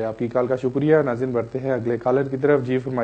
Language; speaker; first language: Urdu; native; Urdu